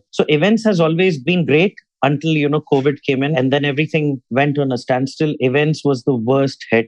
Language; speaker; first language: English; non-native, local second language; Urdu